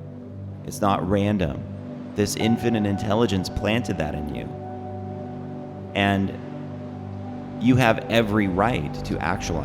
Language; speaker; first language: English; native; English